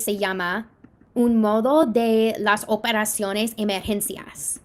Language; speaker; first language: Spanish; non-native, fluent; English